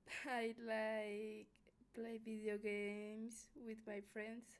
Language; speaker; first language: English; non-native, learner; Spanish